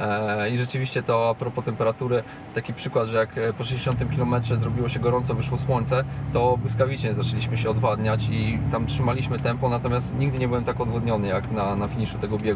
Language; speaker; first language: Polish; native; Polish